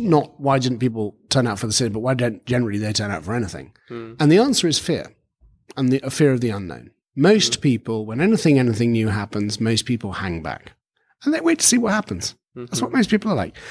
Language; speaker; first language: English; native; English